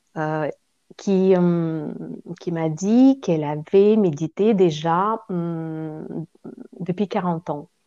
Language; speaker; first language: French; non-native, fluent; Russian